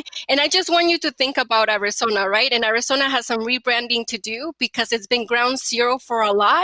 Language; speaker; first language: English; early bilingual, other home language; Spanish